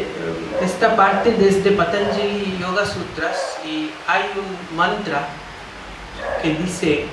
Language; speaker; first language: Spanish; non-native, fluent; Bangla